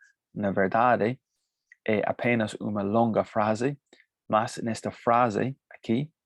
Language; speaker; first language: Portuguese; non-native, fluent; Spanish